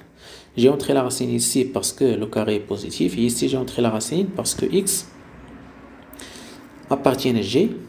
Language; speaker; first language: French; non-native, local second language; Arabic